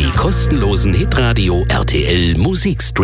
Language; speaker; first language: German; native; German